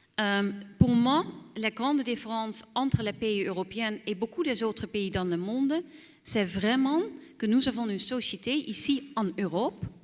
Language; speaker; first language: French; non-native, fluent; Dutch